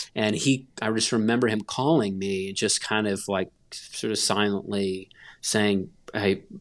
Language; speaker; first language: English; native; English